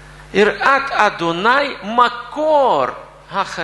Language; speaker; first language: Hebrew; non-native, fluent; Russian